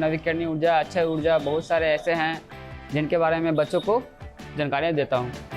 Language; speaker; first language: Hindi; native; Hindi